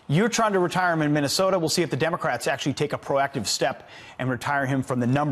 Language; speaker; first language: English; native; English